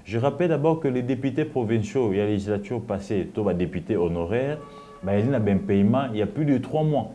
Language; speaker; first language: French; non-native, local second language; Lingala